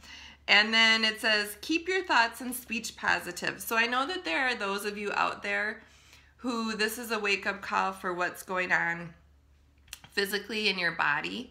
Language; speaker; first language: English; native; English